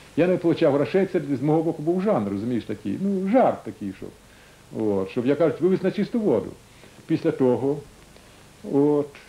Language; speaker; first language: Ukrainian; native; Ukrainian